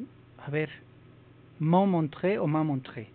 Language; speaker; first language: French; non-native, learner; Spanish